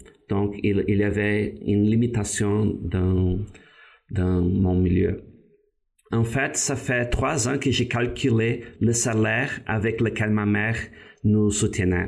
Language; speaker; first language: French; non-native, fluent; Portuguese